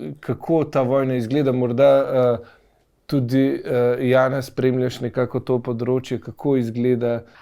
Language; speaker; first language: Slovenian; native; Slovenian